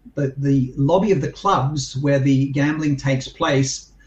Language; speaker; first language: English; native; English